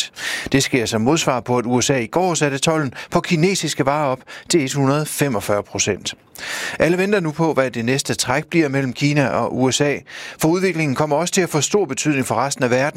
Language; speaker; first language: Danish; native; Danish